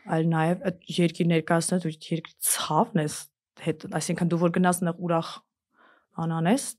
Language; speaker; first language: Armenian; early bilingual, heritage; Armenian